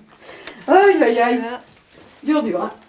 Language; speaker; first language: French; native; French